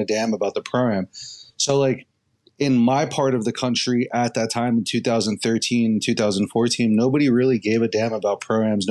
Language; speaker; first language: English; native; English